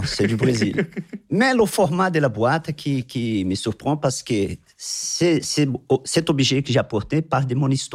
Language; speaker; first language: French; non-native, fluent; Portuguese